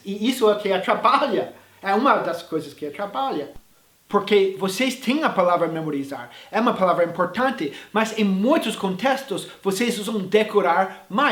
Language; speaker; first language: Portuguese; non-native, fluent; English